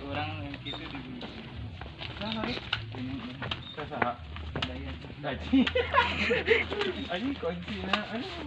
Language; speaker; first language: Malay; non-native, local second language; Sundanese